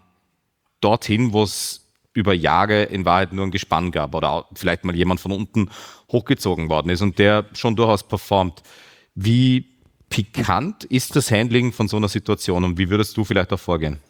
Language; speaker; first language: German; native; German